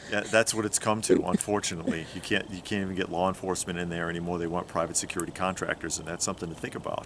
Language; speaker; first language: English; native; English